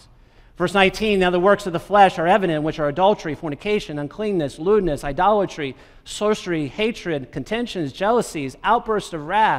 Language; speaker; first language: English; native; English